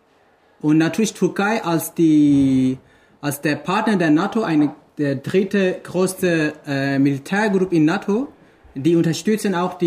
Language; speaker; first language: German; non-native, fluent; Kurdish